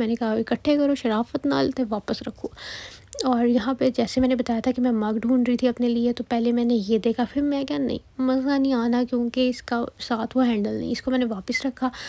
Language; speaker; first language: Urdu; native; Urdu